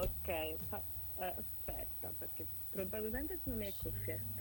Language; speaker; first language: Italian; non-native, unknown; Czech